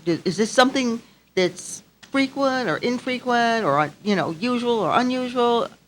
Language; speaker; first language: English; native; English